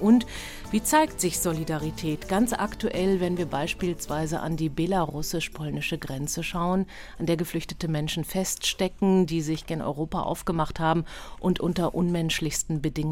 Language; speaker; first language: German; native; German